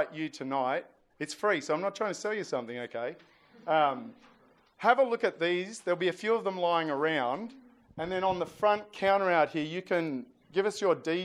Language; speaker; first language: English; native; English